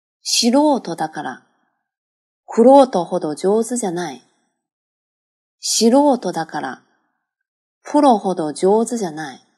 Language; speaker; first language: Japanese; non-native, fluent; Chinese